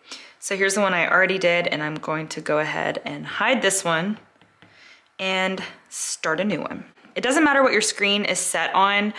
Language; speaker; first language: English; native; English